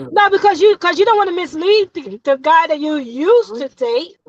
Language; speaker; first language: English; native; English